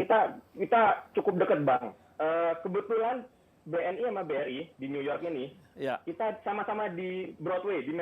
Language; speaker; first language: Indonesian; native; Indonesian